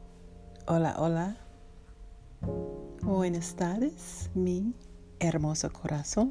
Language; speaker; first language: Spanish; non-native, learner; English